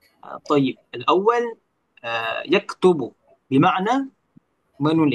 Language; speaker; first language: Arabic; non-native, learner; Malay